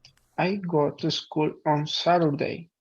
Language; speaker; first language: English; non-native, learner; Spanish